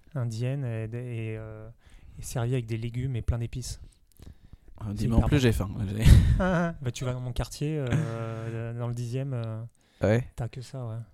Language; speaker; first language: French; native; French